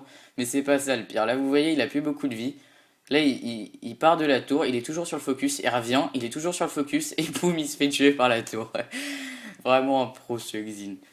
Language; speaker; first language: French; native; French